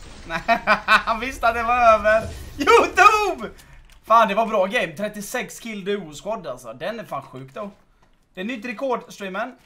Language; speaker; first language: Swedish; native; Swedish